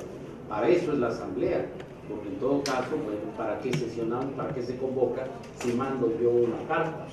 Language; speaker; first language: Spanish; native; Spanish